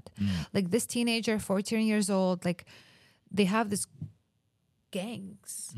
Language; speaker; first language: English; non-native, fluent; Russian